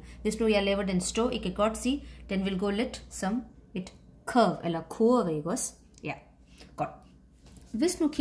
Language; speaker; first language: Danish; non-native, fluent; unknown